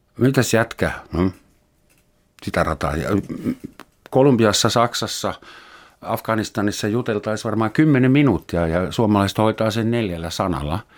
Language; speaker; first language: Finnish; non-native, fluent; German